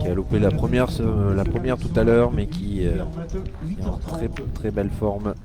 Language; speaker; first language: French; native; French